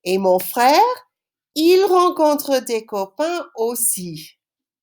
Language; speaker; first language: French; non-native, fluent; English